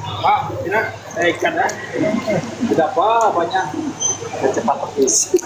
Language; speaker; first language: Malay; non-native, local second language; Hakka Chinese